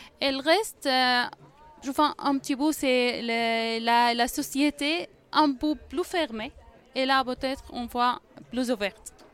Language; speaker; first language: French; non-native, fluent; Arabic